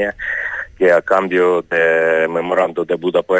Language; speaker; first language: Spanish; non-native, fluent; Ukrainian